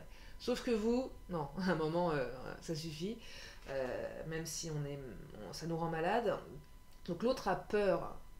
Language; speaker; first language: French; native; French